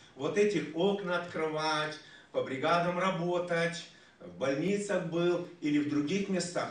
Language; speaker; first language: Russian; non-native, local second language; Ukrainian